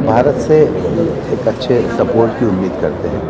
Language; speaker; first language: Hindi; native; Hindi